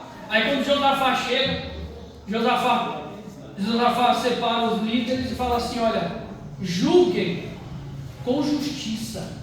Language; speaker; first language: Portuguese; native; Portuguese